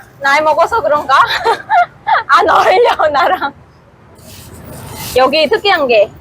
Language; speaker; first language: Korean; non-native, learner; Vietnamese